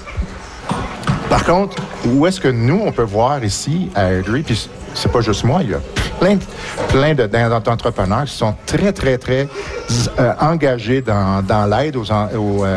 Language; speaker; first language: French; native; French